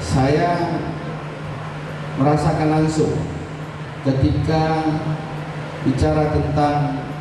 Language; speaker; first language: Indonesian; native; Indonesian